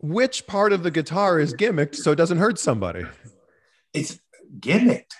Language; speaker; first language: English; native; English